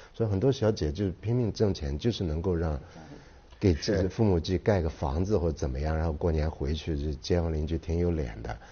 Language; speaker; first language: Chinese; native; Chinese